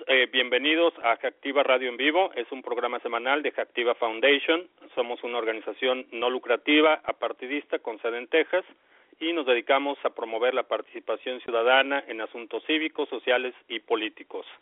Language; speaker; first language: Spanish; native; Spanish